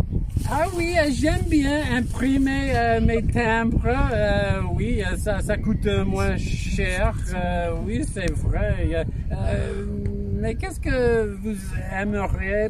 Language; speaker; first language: French; non-native, learner; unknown